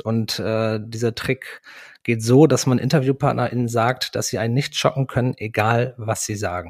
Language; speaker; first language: German; native; German